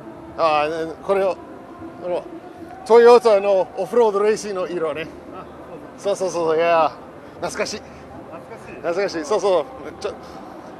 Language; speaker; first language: Japanese; non-native, fluent; English